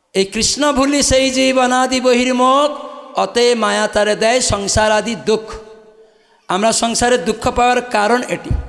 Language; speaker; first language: Bangla; non-native, fluent; Odia